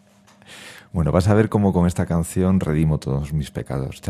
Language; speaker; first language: Spanish; native; Spanish